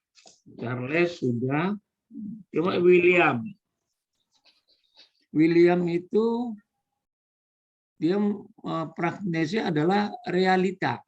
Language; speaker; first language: Indonesian; native; Indonesian